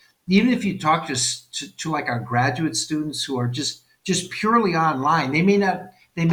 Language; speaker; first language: English; native; English